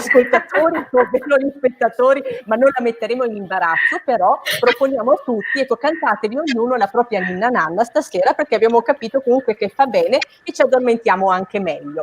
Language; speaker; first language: Italian; native; Italian